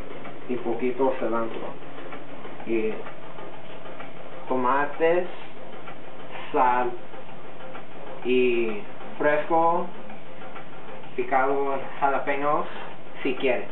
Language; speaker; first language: Spanish; non-native, learner; English